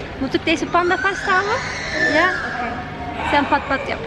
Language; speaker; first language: Dutch; early bilingual, other home language; Turkish